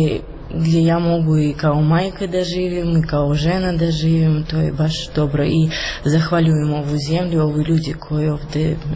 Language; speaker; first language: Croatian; non-native, learner; Russian